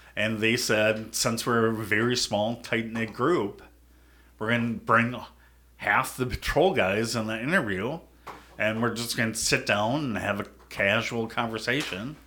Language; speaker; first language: English; native; English